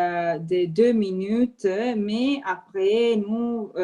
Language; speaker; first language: French; non-native, fluent; Italian